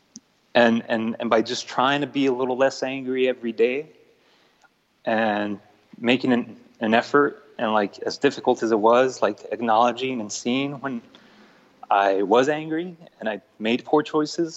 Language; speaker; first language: English; native; English